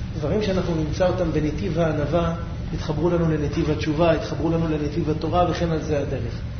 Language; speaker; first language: Hebrew; native; Hebrew